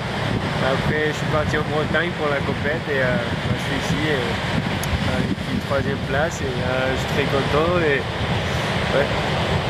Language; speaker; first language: French; early bilingual, heritage; French